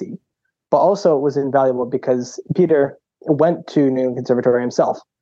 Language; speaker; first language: English; native; English